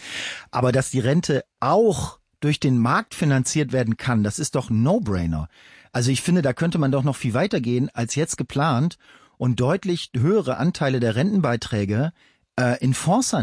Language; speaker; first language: German; native; German